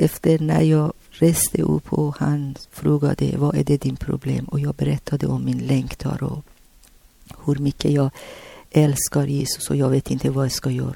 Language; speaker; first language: Swedish; non-native, learner; Persian